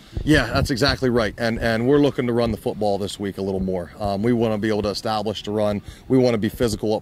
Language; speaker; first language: English; native; English